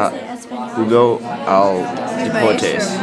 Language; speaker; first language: Spanish; non-native, learner; English